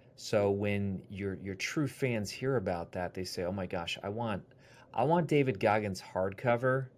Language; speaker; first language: English; native; English